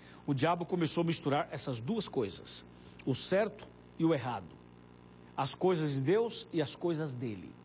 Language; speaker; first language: Portuguese; native; Portuguese